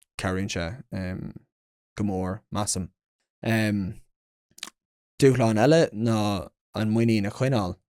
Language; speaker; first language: Irish; non-native, local second language; English